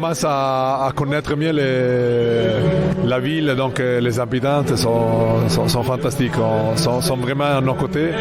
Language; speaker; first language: French; non-native, fluent; Italian